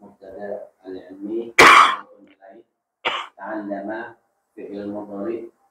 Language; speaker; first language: Arabic; non-native, learner; Indonesian